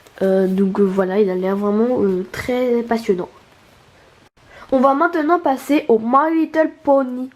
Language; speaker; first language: French; native; French